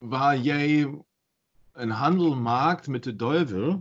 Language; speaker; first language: Dutch; non-native, learner; German